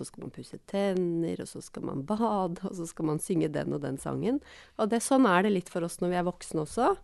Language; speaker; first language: Norwegian; native; Norwegian